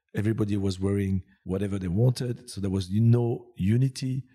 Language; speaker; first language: English; non-native, fluent; French